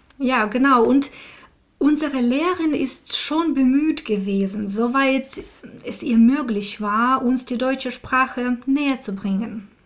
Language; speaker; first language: German; non-native, fluent; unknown